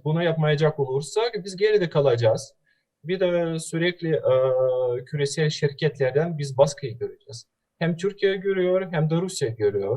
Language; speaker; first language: Turkish; non-native, fluent; Russian